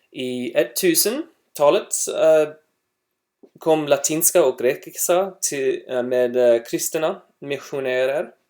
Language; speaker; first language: Swedish; non-native, learner; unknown